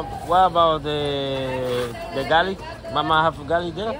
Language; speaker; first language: English; non-native, learner; Spanish